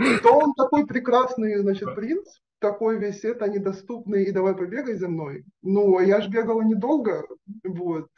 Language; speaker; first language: Russian; native; Russian